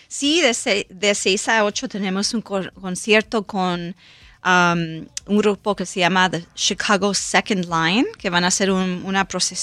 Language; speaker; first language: Spanish; non-native, local second language; English